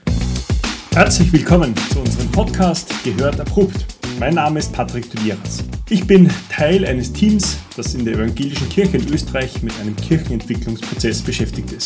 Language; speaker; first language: German; native; German